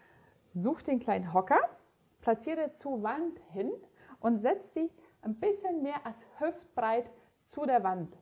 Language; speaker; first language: German; native; German